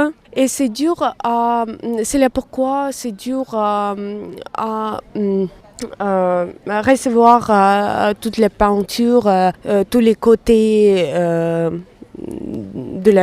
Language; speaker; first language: French; non-native, fluent; Russian